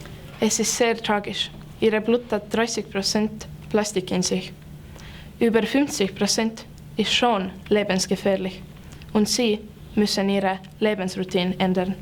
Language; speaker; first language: German; non-native, learner; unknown